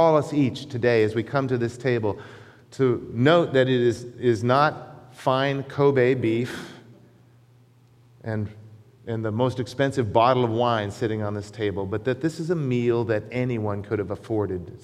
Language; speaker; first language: English; native; English